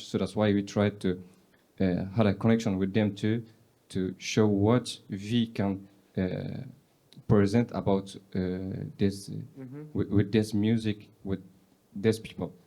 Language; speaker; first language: English; non-native, learner; Persian